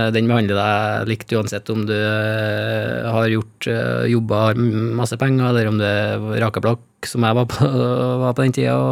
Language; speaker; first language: Norwegian; native; Norwegian